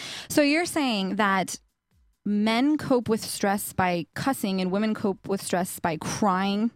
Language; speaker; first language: English; early bilingual, other home language; Persian